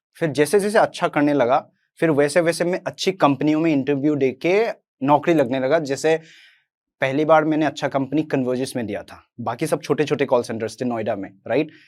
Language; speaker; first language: Hindi; non-native, local second language; Assamese